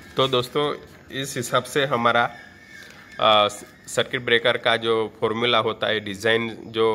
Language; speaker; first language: Hindi; non-native, local second language; Gujarati